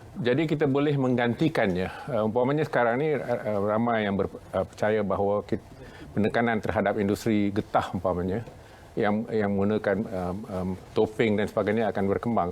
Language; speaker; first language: Malay; non-native, local second language; Tamil